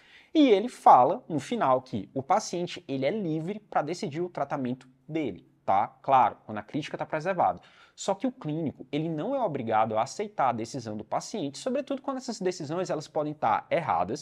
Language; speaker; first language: Portuguese; native; Portuguese